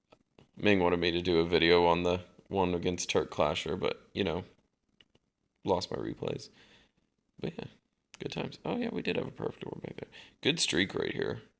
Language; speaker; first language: English; native; English